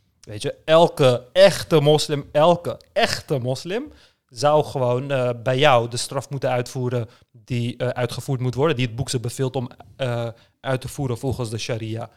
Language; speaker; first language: Dutch; early bilingual, other home language; Turkish